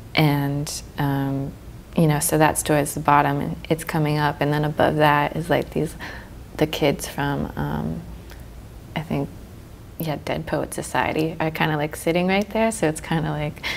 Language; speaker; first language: English; native; English